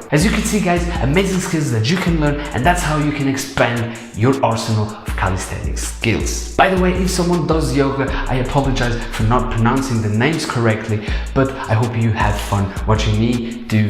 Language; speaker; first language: English; non-native, fluent; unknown